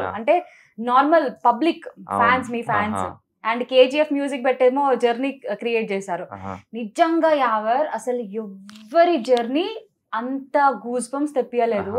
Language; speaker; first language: Telugu; native; Telugu